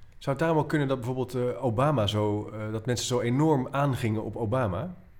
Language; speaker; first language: Dutch; native; Dutch